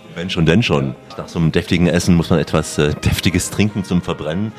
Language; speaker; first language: German; native; German